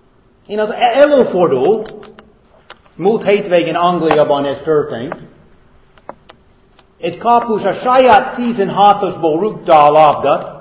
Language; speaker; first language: Hungarian; non-native, fluent; English